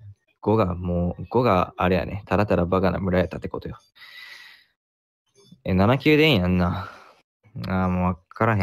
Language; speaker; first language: Japanese; native; Japanese